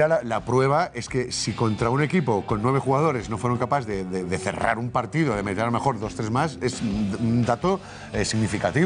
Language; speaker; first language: Spanish; native; Spanish